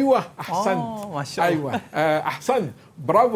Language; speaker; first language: Arabic; non-native, fluent; Malay